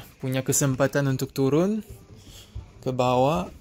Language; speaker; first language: Indonesian; non-native, fluent; French